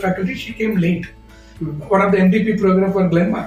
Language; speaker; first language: English; non-native, local second language; Tamil